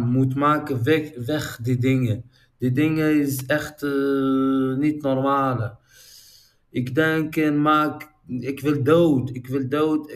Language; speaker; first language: Dutch; non-native, learner; Arabic